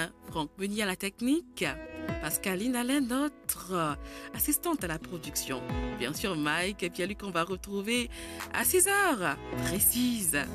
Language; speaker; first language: French; native; French